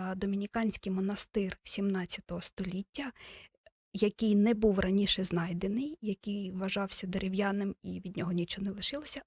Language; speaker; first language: Ukrainian; native; Ukrainian